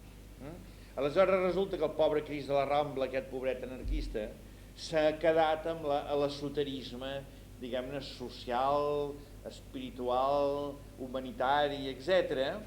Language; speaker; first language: Catalan; native; Catalan